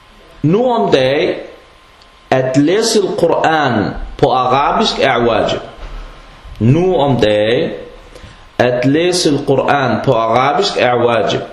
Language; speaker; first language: Danish; non-native, fluent; Arabic